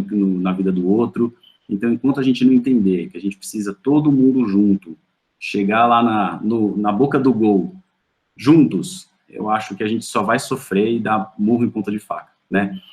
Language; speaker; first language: Portuguese; native; Portuguese